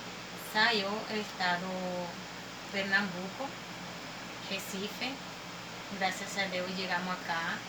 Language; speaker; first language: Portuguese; non-native, learner; Spanish